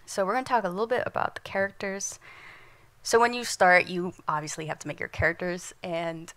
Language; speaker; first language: English; non-native, fluent; Indonesian